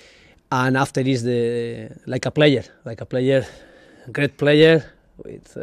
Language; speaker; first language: English; non-native, learner; Spanish